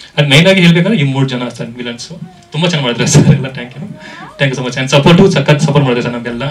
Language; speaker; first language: Kannada; non-native, local second language; Telugu